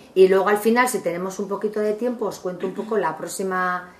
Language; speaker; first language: Spanish; non-native, local second language; Basque